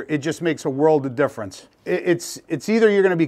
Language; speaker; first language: English; native; English